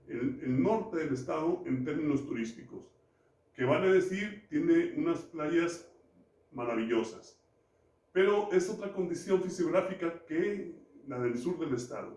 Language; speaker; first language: Spanish; native; Spanish